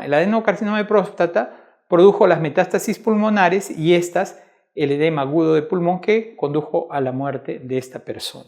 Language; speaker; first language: Spanish; native; Spanish